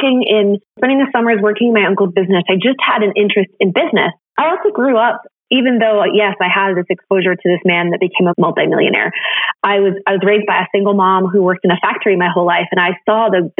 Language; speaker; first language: English; native; English